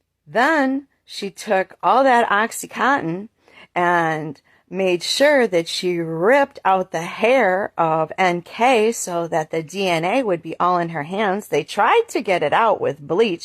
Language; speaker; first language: English; native; English